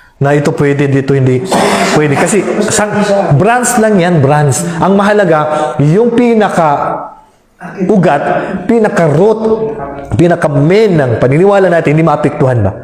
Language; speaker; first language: Filipino; non-native, local second language; Maranao